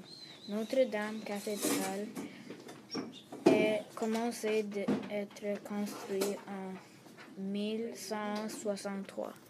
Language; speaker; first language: French; non-native, learner; English